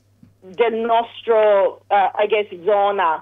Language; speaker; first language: Italian; early bilingual, heritage; English